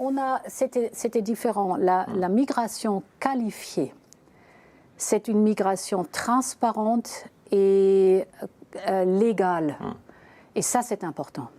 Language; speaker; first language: French; non-native, fluent; German